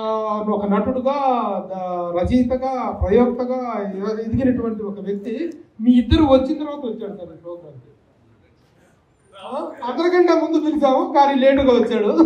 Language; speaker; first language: Telugu; native; Telugu